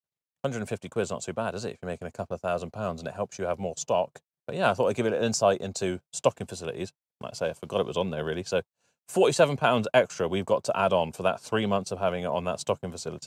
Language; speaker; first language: English; native; English